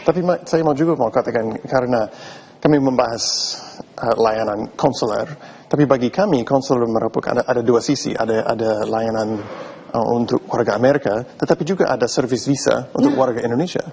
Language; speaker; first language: Indonesian; non-native, fluent; English